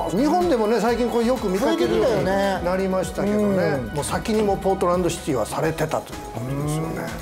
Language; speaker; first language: Japanese; native; Japanese